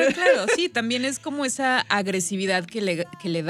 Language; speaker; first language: Spanish; native; Spanish